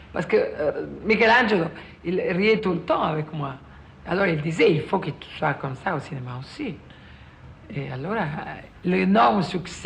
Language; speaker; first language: French; non-native, fluent; Italian